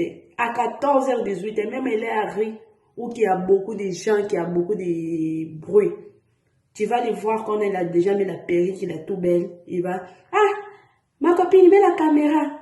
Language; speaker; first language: French; non-native, learner; Portuguese